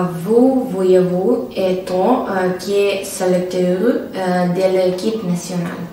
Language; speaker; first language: French; non-native, learner; Serbian